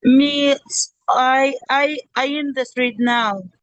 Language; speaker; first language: English; non-native, learner; Spanish